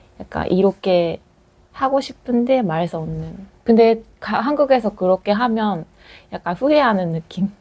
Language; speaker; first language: Korean; non-native, fluent; Japanese